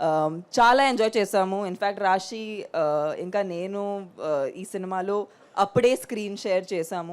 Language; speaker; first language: Telugu; non-native, fluent; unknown